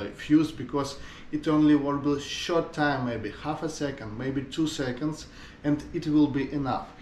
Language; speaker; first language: English; non-native, learner; Ukrainian